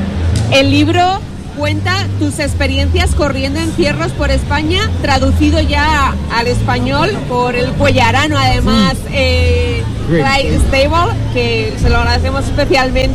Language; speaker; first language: Spanish; native; Spanish